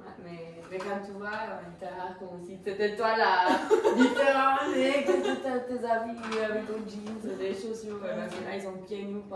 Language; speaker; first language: French; non-native, fluent; Spanish